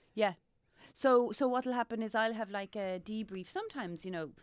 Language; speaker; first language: English; native; English